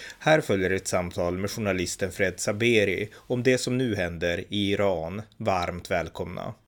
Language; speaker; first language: Swedish; native; Swedish